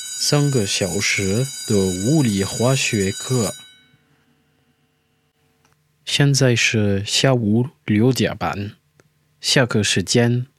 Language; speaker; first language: Chinese; non-native, learner; French